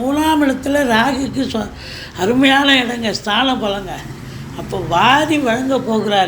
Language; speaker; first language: Tamil; native; Tamil